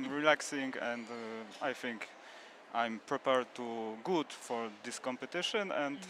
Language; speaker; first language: English; non-native, learner; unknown